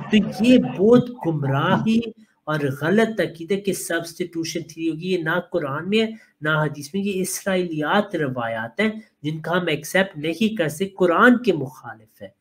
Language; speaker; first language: Urdu; non-native, local second language; Punjabi